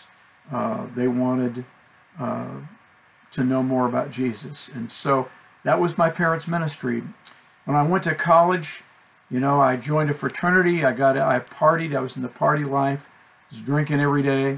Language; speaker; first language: English; native; English